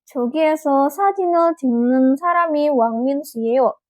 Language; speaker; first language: Korean; non-native, fluent; Indonesian